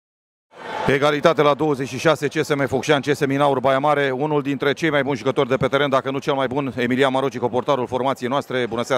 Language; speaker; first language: Romanian; native; Romanian